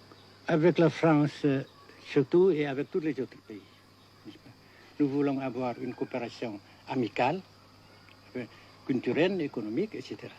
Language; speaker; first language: French; non-native, fluent; Vietnamese